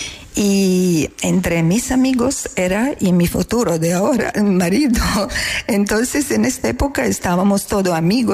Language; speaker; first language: Spanish; non-native, learner; Croatian